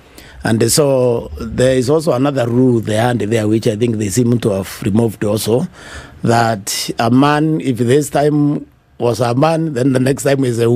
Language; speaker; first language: English; non-native, local second language; Meru